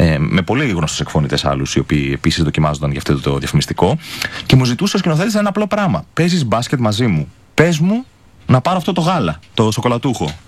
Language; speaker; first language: Greek; native; Greek